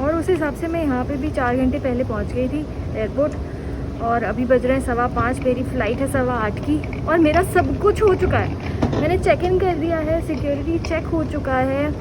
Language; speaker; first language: Hindi; native; Hindi